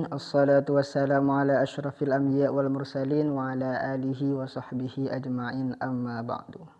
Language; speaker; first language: Indonesian; non-native, local second language; Madurese